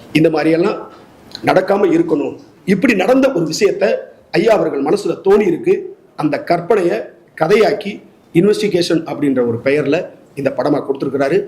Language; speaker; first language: Tamil; native; Tamil